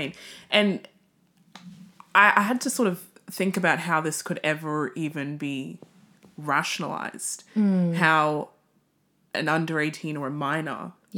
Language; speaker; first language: English; native; English